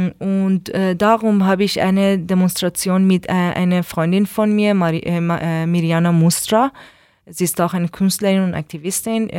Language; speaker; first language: German; non-native, learner; Persian